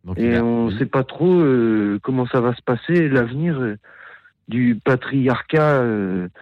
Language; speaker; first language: French; native; French